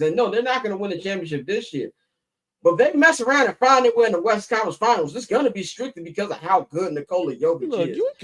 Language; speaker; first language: English; native; English